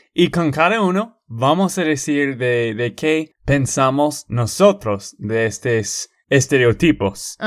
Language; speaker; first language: Spanish; non-native, fluent; English